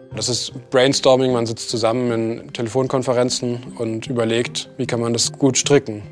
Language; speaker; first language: German; native; German